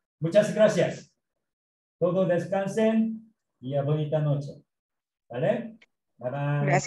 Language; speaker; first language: Spanish; non-native, learner; Korean